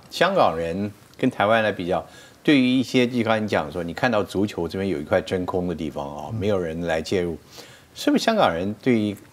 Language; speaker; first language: Chinese; native; Chinese